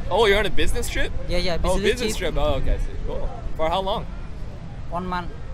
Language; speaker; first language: English; non-native, learner; Vietnamese